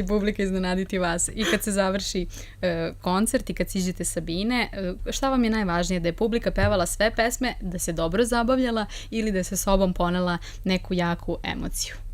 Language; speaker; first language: Serbian; native; Serbian